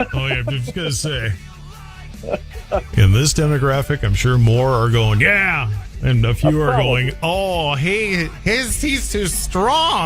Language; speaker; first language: English; native; English